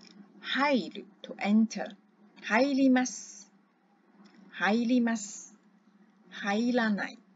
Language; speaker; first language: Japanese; non-native, fluent; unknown